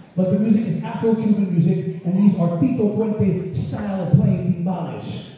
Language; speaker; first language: English; native; English